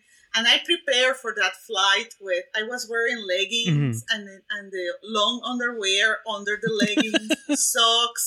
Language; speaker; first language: English; non-native, fluent; Spanish